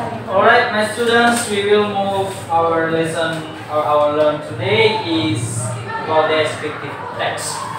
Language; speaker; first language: English; non-native, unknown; Indonesian